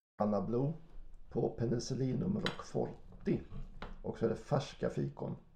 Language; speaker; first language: Swedish; native; Swedish